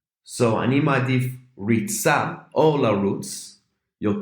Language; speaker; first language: Hebrew; non-native, fluent; English